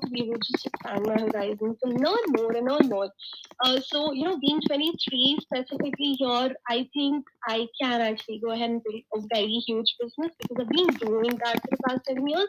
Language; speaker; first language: English; non-native, local second language; Hindi